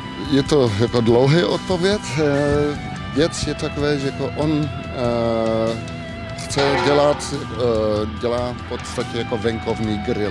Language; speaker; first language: Czech; non-native, fluent; Dutch